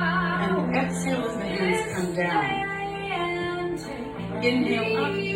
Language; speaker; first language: English; native; English